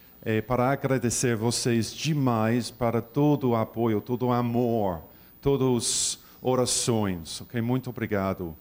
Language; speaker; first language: Portuguese; non-native, learner; English